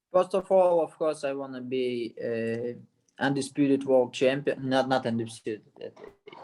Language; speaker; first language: English; non-native, learner; Russian